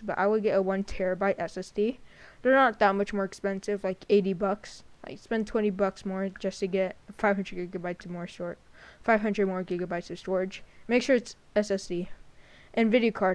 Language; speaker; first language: English; native; English